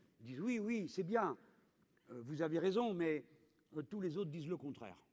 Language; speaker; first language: French; native; French